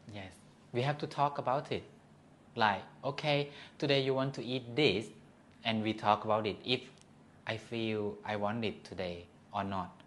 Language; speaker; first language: English; non-native, learner; Thai